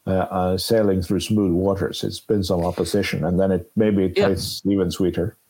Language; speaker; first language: English; non-native, fluent; Norwegian